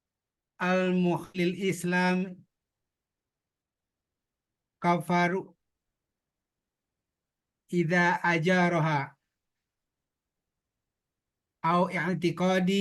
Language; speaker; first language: Arabic; non-native, learner; Indonesian